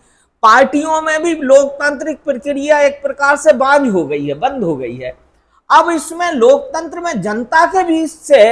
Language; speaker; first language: Hindi; native; Hindi